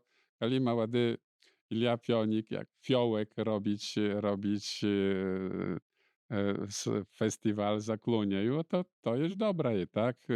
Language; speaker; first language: Polish; non-native, local second language; Belarusian